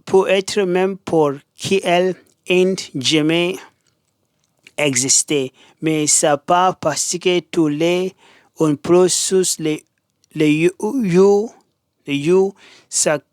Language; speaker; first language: French; non-native, learner; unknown